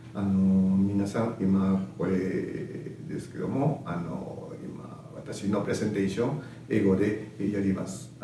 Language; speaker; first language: Japanese; non-native, fluent; Spanish